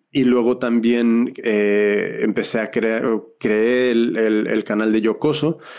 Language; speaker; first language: Spanish; early bilingual, heritage; Spanish